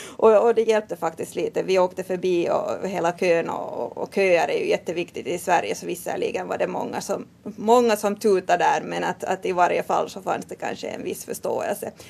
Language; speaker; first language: Swedish; native; Swedish